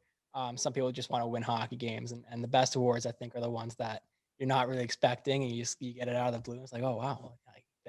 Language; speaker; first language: English; native; English